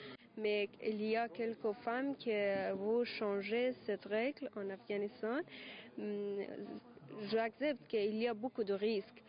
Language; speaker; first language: French; non-native, learner; Persian